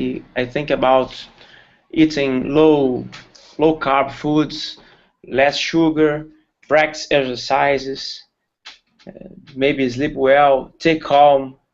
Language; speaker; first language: English; non-native, learner; Portuguese